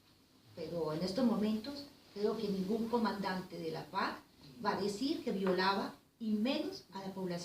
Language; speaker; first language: Spanish; native; Spanish